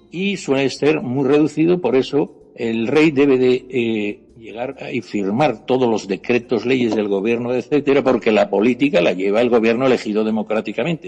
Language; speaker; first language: Spanish; native; Spanish